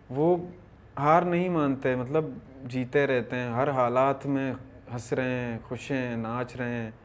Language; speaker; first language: Urdu; non-native, local second language; Baluchi